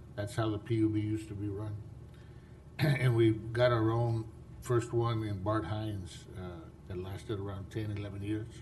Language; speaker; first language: English; early bilingual, other home language; Spanish